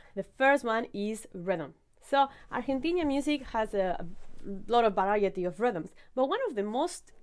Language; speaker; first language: English; non-native, fluent; Spanish